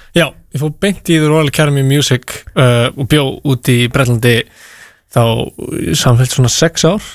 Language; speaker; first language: Icelandic; native; Icelandic